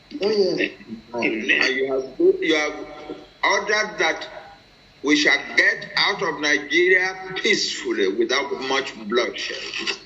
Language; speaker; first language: English; non-native, local second language; Yoruba